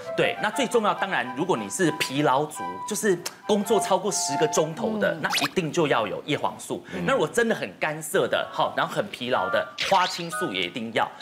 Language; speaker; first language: Chinese; native; Chinese